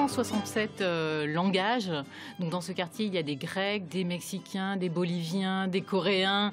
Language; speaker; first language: French; native; French